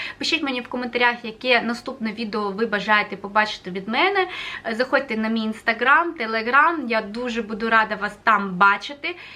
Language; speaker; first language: Ukrainian; native; Ukrainian